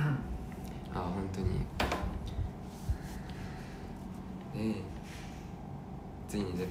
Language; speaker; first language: Japanese; non-native, fluent; Korean